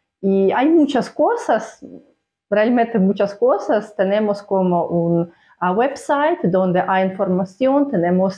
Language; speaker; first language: Spanish; non-native, fluent; Russian